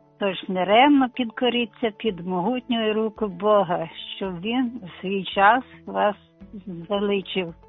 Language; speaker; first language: Ukrainian; native; Ukrainian